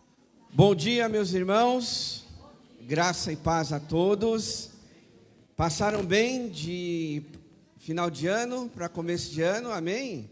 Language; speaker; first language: Portuguese; native; Portuguese